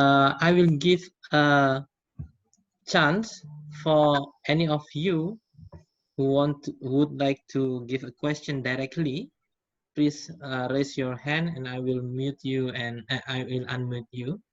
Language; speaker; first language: English; non-native, fluent; Indonesian